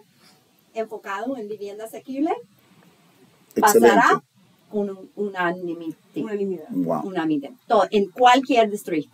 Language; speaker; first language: Spanish; non-native, fluent; English